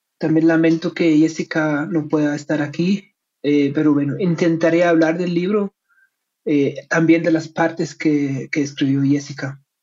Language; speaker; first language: Spanish; non-native, fluent; German